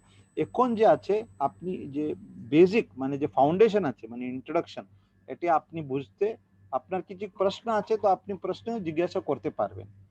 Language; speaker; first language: Bangla; non-native, learner; Hindi